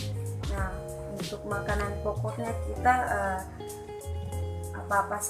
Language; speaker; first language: Indonesian; native; Indonesian